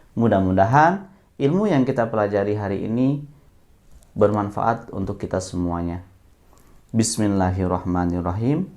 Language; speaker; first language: Indonesian; native; Indonesian